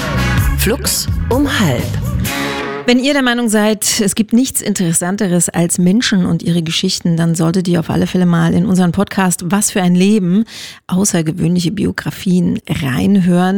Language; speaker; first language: German; native; German